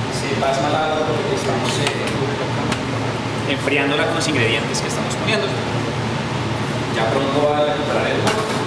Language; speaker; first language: Spanish; native; Spanish